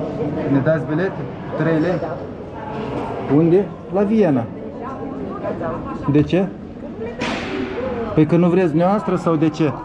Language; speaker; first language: Romanian; native; Romanian